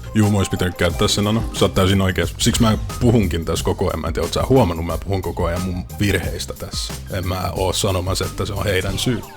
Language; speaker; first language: Finnish; non-native, fluent; English